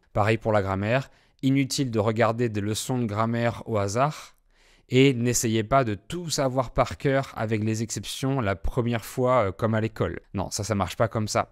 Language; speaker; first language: French; native; French